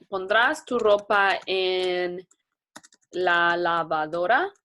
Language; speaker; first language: Spanish; non-native, fluent; English